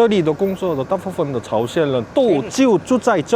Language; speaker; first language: Chinese; non-native, learner; Korean